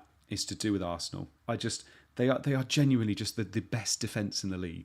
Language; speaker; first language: English; native; English